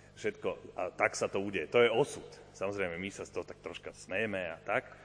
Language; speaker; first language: Slovak; native; Slovak